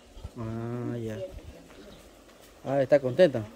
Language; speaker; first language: Spanish; native; Spanish